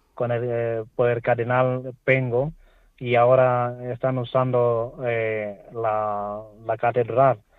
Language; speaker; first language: Spanish; non-native, learner; Swahili